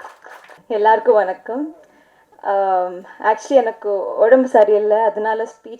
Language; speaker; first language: Tamil; non-native, learner; Telugu